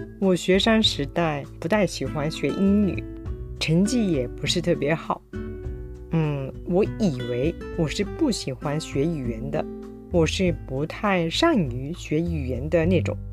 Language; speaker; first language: Chinese; non-native, fluent; Japanese